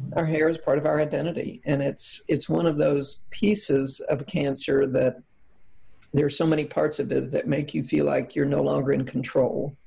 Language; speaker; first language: English; native; English